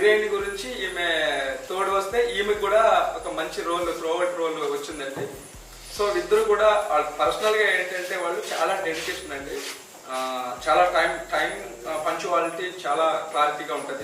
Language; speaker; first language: Telugu; native; Telugu